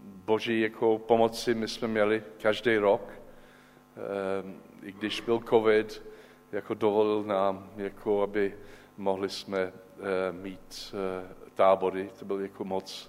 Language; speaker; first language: Czech; non-native, learner; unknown